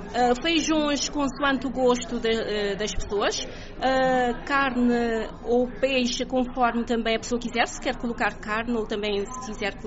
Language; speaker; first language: Portuguese; non-native, local second language; Kabuverdianu